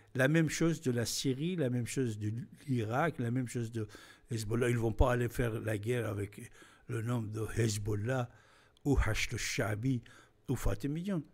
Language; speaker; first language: French; non-native, fluent; Persian